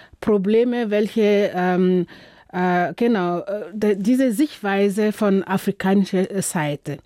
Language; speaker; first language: German; non-native, fluent; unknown